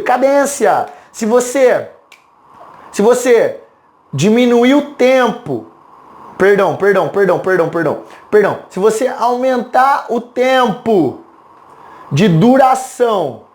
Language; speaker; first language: Portuguese; native; Portuguese